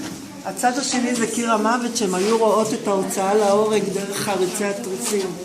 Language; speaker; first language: Hebrew; native; Hebrew